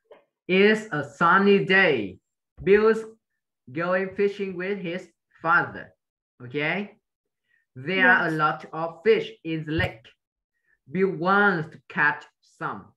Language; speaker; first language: English; non-native, fluent; Vietnamese